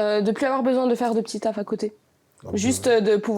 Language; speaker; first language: French; native; French